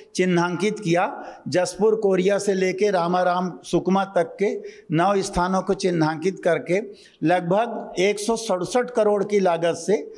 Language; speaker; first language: Hindi; native; Hindi